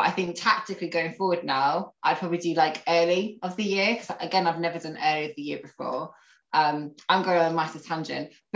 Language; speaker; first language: English; native; English